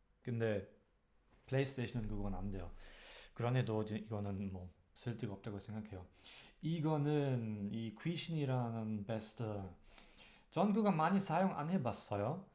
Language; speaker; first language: Korean; non-native, learner; German